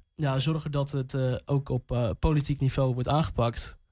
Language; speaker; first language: Dutch; native; Dutch